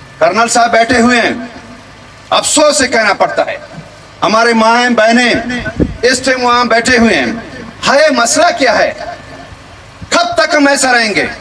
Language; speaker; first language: Urdu; non-native, local second language; Baluchi